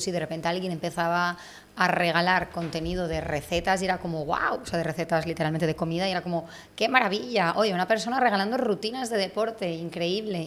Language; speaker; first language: Spanish; native; Spanish